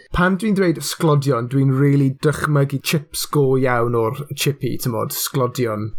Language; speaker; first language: Welsh; non-native, local second language; English